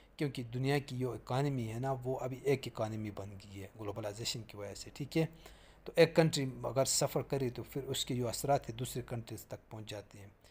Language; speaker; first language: Urdu; native; Urdu